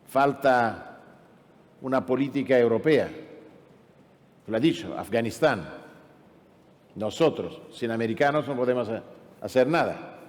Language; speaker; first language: Spanish; non-native, fluent; Italian